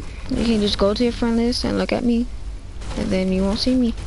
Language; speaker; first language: English; native; English